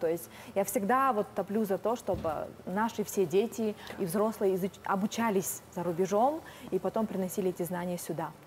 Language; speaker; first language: Russian; native; Russian